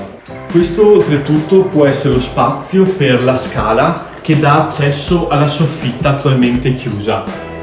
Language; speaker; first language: Italian; native; Italian